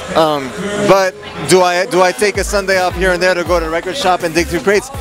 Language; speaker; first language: English; native; English